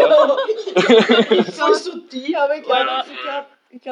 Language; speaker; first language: German; native; German